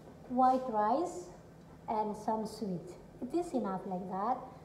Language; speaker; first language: English; non-native, learner; Indonesian